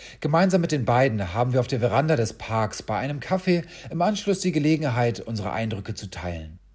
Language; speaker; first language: German; native; German